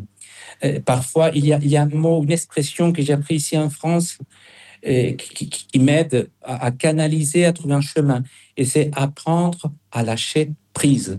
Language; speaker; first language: French; non-native, fluent; Spanish